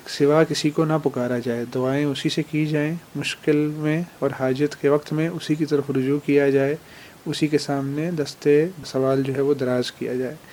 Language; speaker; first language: Urdu; native; Urdu